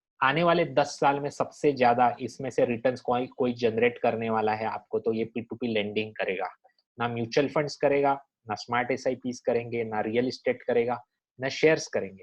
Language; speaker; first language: Hindi; non-native, local second language; Marathi